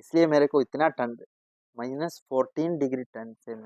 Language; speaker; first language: Hindi; non-native, local second language; Malayalam